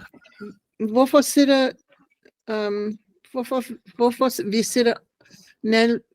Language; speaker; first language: Danish; non-native, learner; English